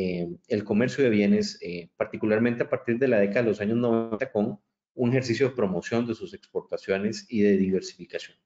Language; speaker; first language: Spanish; native; Spanish